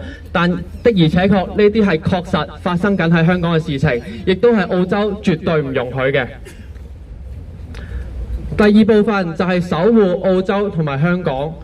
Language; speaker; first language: Cantonese; native; Cantonese